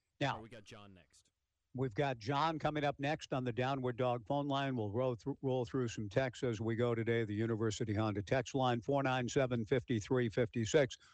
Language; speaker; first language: English; native; English